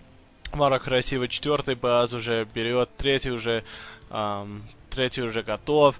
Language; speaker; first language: Russian; early bilingual, heritage; Russian